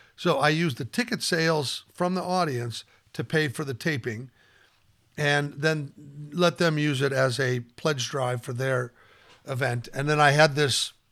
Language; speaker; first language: English; native; English